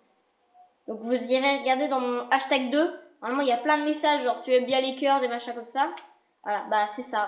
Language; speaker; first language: French; native; French